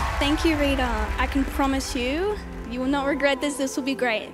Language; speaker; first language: English; native; English